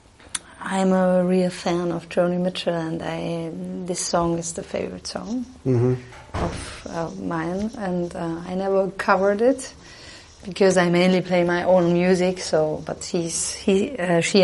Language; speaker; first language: English; non-native, fluent; German